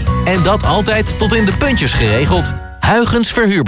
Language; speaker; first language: Dutch; native; Dutch